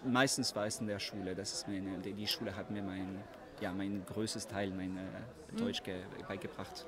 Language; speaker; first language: German; non-native, learner; French